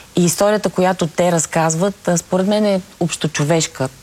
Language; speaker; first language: Bulgarian; native; Bulgarian